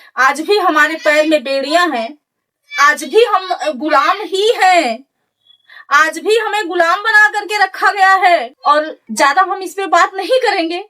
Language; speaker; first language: Hindi; native; Hindi